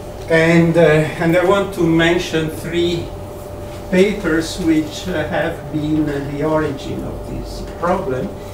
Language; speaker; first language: English; non-native, fluent; Italian